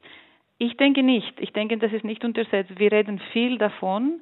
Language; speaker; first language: German; non-native, fluent; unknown